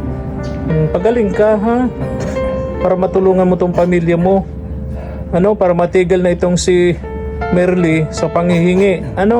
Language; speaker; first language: Filipino; native; Filipino